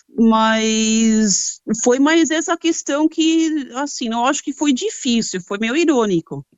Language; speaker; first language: Portuguese; early bilingual, other home language; Spanish